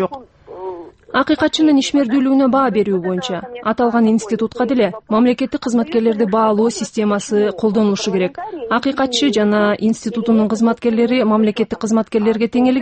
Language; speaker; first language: Kyrgyz; native; Kyrgyz